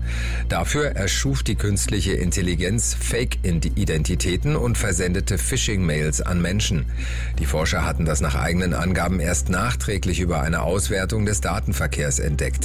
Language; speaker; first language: German; native; German